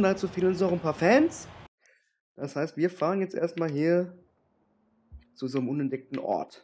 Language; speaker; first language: German; native; German